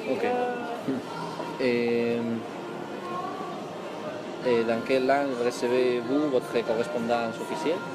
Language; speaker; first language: French; non-native, learner; Spanish